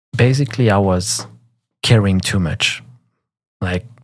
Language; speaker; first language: English; non-native, fluent; French